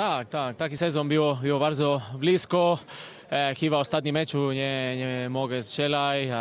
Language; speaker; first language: Polish; non-native, learner; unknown